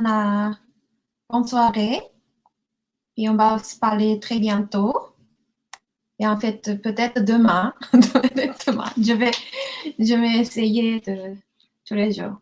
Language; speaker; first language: French; non-native, learner; Japanese